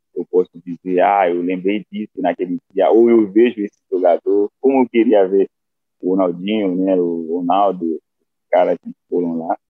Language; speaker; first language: Portuguese; non-native, fluent; Haitian Creole